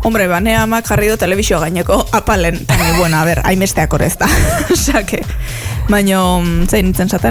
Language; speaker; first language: Basque; native; Basque